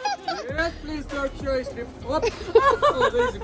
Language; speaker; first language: English; non-native, learner; Turkish